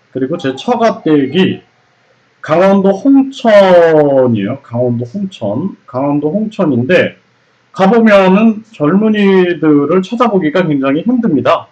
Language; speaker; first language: Korean; native; Korean